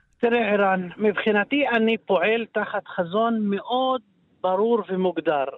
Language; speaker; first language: Hebrew; non-native, local second language; Arabic